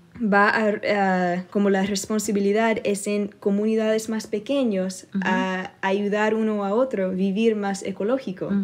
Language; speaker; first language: Spanish; early bilingual, heritage; Spanish